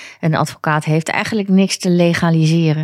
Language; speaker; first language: Dutch; native; Dutch